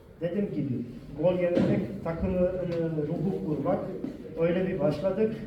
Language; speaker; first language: Turkish; non-native, fluent; Bosnian